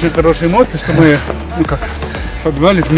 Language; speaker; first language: Russian; non-native, learner; French